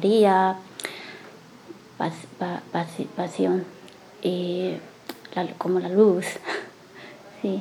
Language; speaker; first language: Spanish; non-native, learner; Chinese